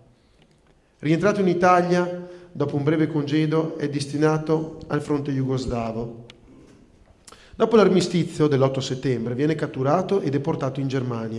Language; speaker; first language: Italian; native; Italian